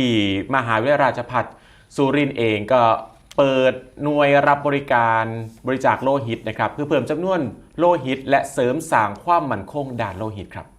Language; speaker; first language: Thai; non-native, local second language; Northeastern Thai